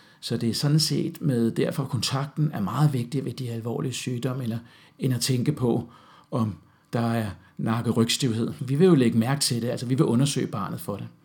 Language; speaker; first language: Danish; native; Danish